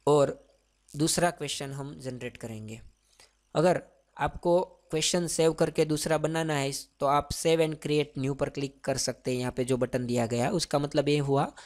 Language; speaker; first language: Hindi; non-native, local second language; Gujarati